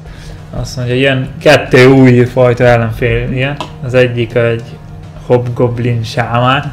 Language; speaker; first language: Hungarian; native; Hungarian